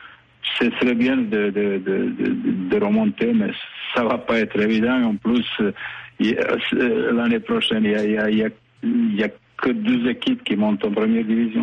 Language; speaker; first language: French; non-native, fluent; Bosnian